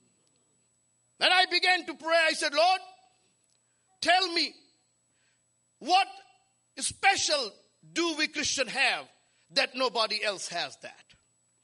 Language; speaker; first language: English; non-native, local second language; Hindi